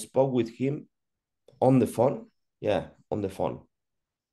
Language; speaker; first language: English; non-native, learner; Spanish